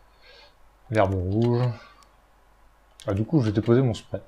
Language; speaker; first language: French; native; French